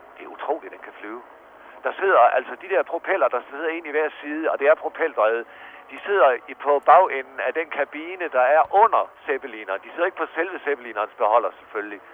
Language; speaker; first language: Danish; native; Danish